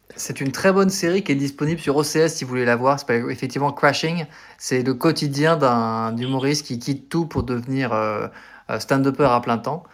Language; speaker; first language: French; native; French